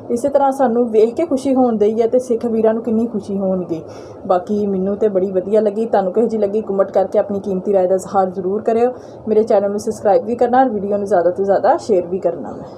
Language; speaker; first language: Punjabi; native; Punjabi